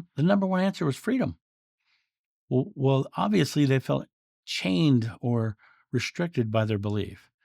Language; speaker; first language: English; native; English